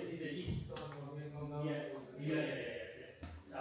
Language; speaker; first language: English; non-native, learner; Chinese